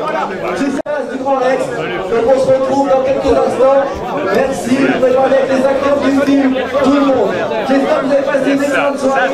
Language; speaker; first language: French; native; French